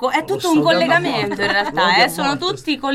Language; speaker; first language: Italian; native; Italian